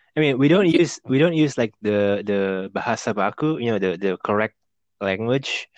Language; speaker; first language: English; non-native, fluent; Indonesian